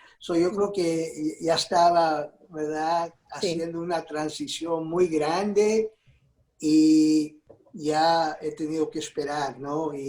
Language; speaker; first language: Spanish; early bilingual, heritage; Spanish